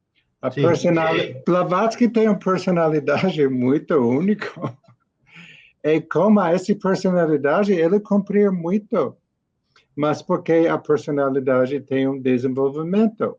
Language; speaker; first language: Portuguese; non-native, learner; English